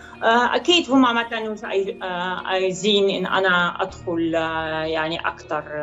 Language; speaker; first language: Arabic; non-native, fluent; Dutch